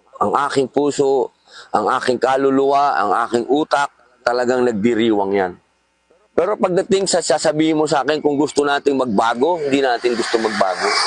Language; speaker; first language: Filipino; native; Filipino